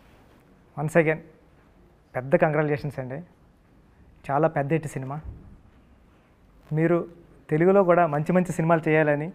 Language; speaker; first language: Telugu; native; Telugu